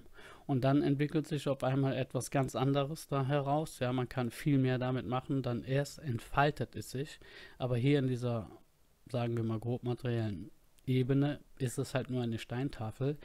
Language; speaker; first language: German; native; German